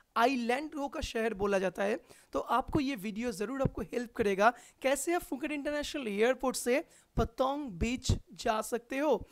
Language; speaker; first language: Hindi; non-native, local second language; Bangla